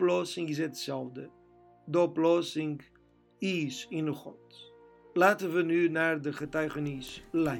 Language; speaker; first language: Dutch; non-native, fluent; Portuguese